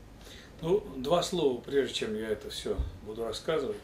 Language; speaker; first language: Russian; native; Russian